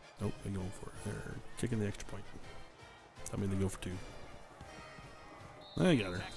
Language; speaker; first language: English; native; English